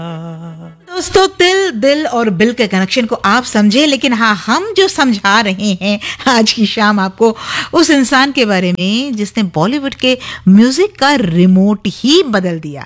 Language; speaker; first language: Hindi; native; Hindi